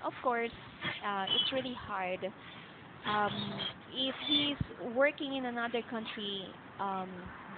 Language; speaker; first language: English; non-native, local second language; Filipino